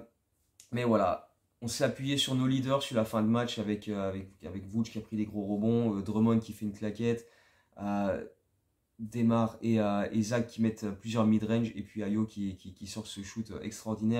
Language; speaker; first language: French; native; French